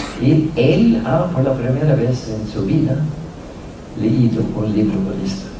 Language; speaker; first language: Spanish; non-native, fluent; Norwegian